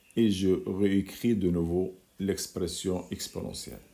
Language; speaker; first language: French; non-native, local second language; Arabic